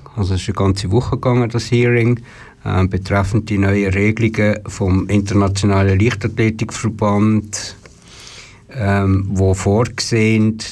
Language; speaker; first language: German; native; German